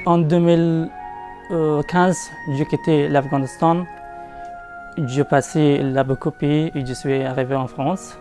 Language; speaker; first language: French; non-native, learner; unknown